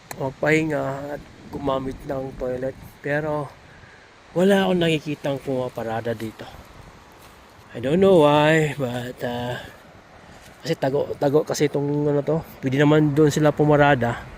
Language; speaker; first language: Filipino; non-native, local second language; Cebuano